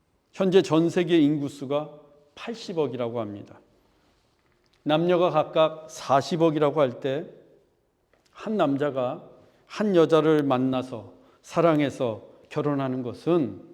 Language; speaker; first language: Korean; native; Korean